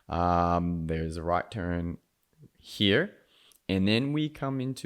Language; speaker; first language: English; native; English